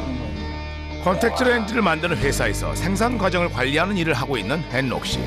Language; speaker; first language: Korean; native; Korean